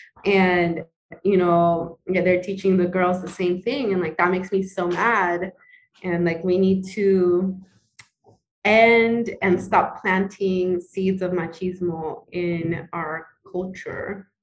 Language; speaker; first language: English; early bilingual, other home language; Spanish